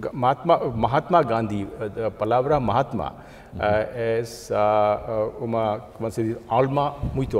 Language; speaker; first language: Portuguese; non-native, fluent; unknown